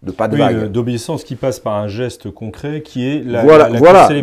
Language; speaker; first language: French; native; French